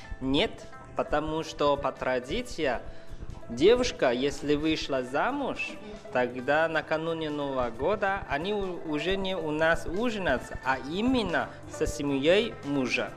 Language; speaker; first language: Russian; non-native, fluent; Chinese